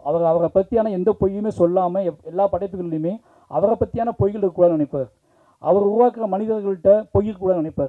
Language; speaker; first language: Tamil; native; Tamil